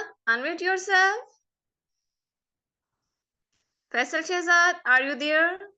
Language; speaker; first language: English; non-native, fluent; Urdu